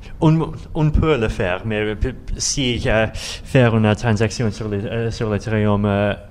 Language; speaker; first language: French; non-native, learner; Russian